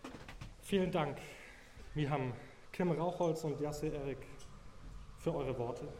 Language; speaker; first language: German; native; German